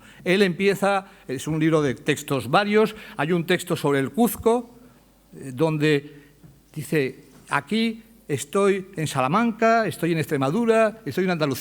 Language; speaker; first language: Spanish; native; Spanish